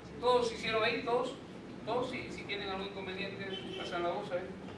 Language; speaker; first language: Spanish; native; Spanish